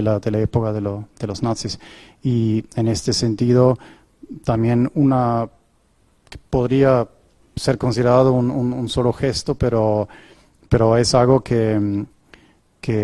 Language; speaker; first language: Spanish; non-native, fluent; German